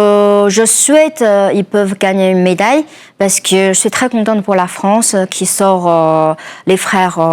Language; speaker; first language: French; non-native, fluent; Chinese